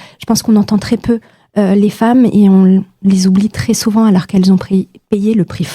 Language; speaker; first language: French; native; French